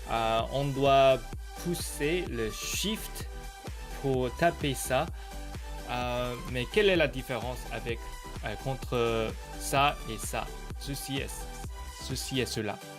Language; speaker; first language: French; non-native, learner; Korean